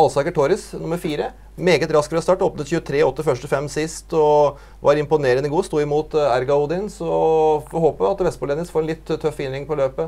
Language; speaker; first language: Norwegian; native; Norwegian